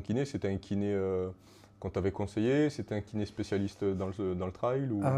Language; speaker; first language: French; native; French